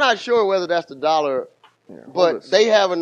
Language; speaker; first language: English; native; English